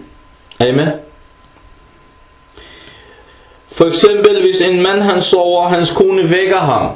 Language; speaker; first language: Danish; early bilingual, other home language; Arabic